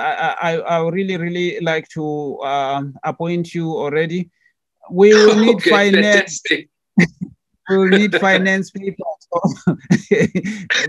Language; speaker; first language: English; non-native, local second language; Tswana